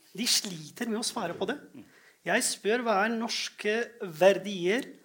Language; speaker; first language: Norwegian; non-native, fluent; Kurdish